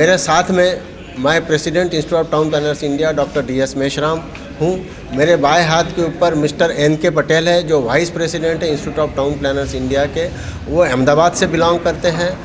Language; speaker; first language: Hindi; non-native, local second language; Marathi